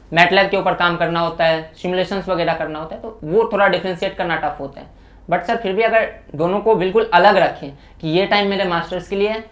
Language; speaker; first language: Hindi; native; Hindi